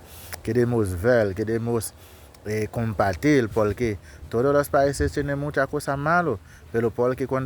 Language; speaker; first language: Spanish; non-native, learner; Haitian Creole